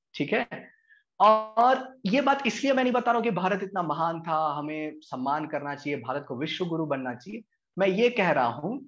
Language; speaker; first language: Hindi; native; Hindi